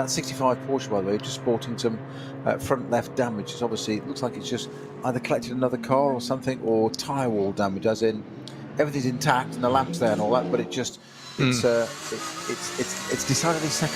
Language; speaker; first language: English; native; English